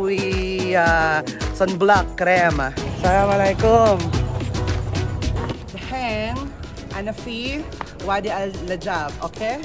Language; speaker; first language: Arabic; non-native, learner; Filipino